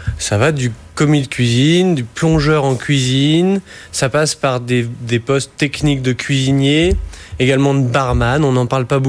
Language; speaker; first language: French; native; French